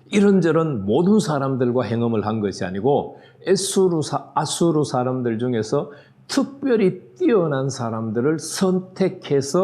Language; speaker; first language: Korean; native; Korean